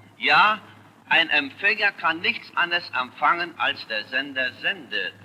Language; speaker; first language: German; native; German